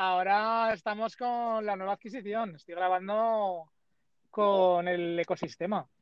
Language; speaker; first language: Spanish; native; Spanish